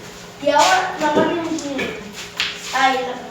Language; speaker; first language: Spanish; native; Spanish